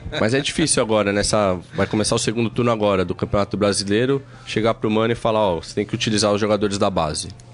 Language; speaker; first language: Portuguese; native; Portuguese